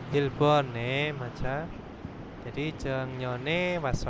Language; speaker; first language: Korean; non-native, fluent; Indonesian